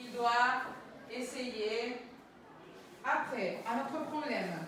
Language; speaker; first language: French; non-native, fluent; Spanish